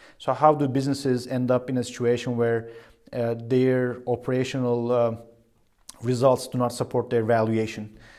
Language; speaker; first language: English; non-native, fluent; Turkish